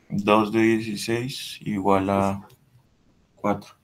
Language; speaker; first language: Spanish; native; Spanish